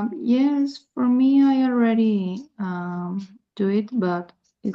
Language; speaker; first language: English; non-native, learner; Spanish